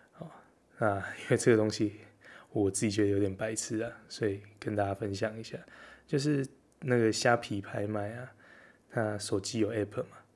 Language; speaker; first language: Chinese; native; Chinese